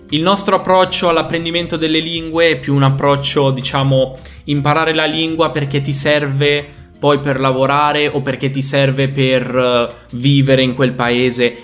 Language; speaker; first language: Italian; native; Italian